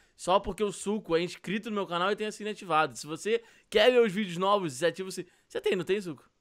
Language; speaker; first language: Portuguese; native; Portuguese